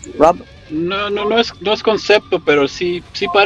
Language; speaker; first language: Spanish; early bilingual, heritage; English